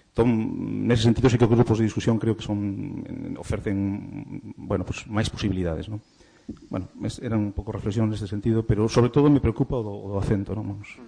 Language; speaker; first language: Galician; native; Galician